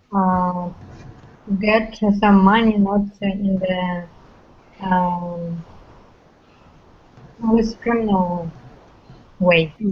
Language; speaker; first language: English; non-native, learner; Russian